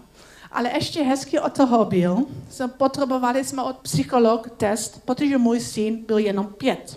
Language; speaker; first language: Czech; non-native, learner; Dutch